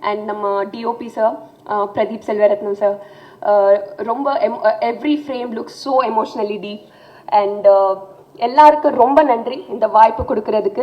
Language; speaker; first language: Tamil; non-native, fluent; Telugu